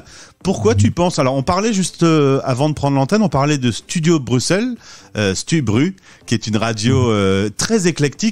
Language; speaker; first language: French; native; French